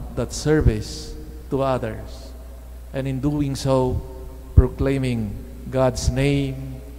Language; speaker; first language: English; non-native, local second language; Filipino